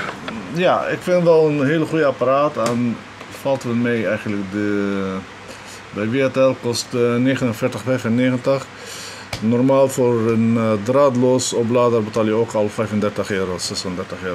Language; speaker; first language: Dutch; non-native, fluent; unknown